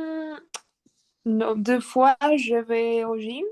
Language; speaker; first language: French; non-native, learner; Spanish